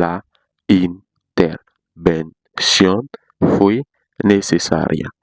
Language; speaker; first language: Spanish; non-native, learner; Haitian Creole